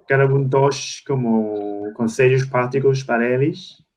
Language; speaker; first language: Portuguese; non-native, fluent; Spanish